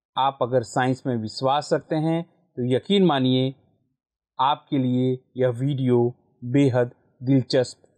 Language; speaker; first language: Hindi; non-native, local second language; Gujarati